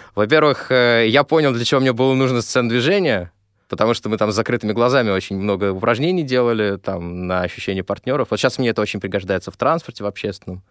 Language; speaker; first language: Russian; native; Russian